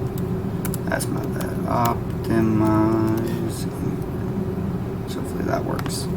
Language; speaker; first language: English; native; English